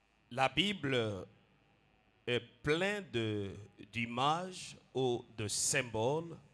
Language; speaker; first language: French; non-native, local second language; Lingala